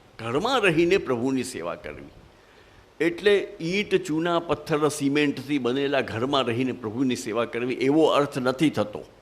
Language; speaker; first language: Gujarati; non-native, local second language; Hindi